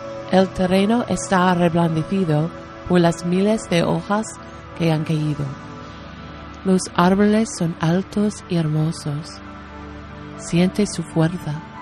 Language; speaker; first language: Spanish; non-native, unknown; English